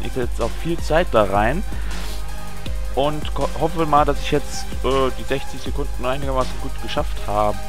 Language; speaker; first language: German; native; German